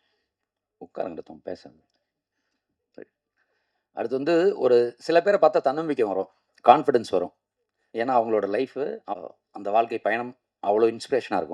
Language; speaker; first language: Tamil; native; Tamil